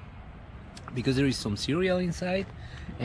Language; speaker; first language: English; non-native, fluent; Spanish